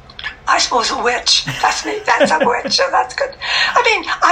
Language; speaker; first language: English; native; English